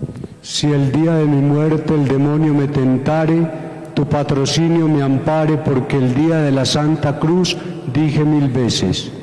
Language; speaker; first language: Spanish; native; Spanish